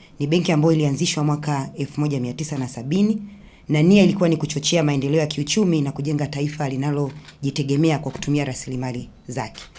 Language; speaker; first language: Swahili; native; Swahili